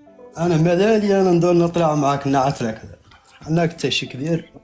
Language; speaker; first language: Arabic; native; Arabic